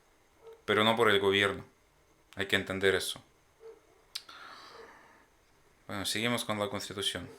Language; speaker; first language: Spanish; non-native, fluent; Ukrainian